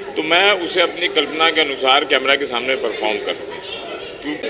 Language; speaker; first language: Hindi; native; Hindi